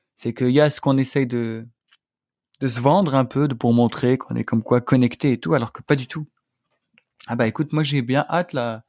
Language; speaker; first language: French; non-native, local second language; Arabic